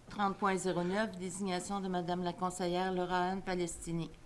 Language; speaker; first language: French; native; French